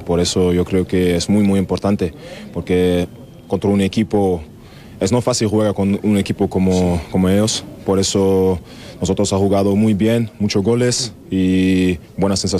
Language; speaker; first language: Spanish; non-native, learner; German